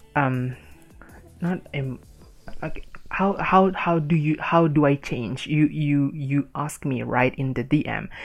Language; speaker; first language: English; non-native, fluent; Indonesian